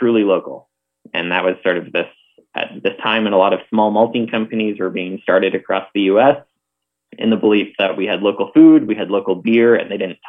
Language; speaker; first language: English; native; English